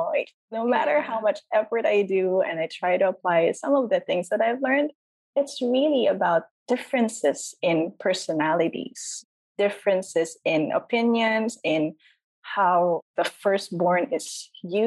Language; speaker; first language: English; non-native, local second language; Filipino